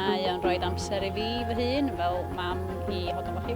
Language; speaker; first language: Welsh; native; Welsh